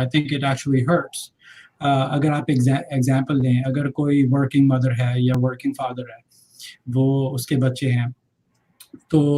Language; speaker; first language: Hindi; early bilingual, other home language; Urdu